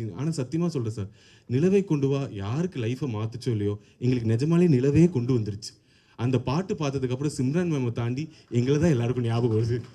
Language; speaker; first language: Tamil; native; Tamil